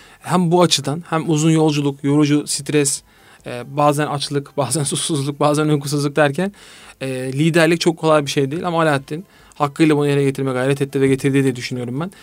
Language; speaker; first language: Turkish; native; Turkish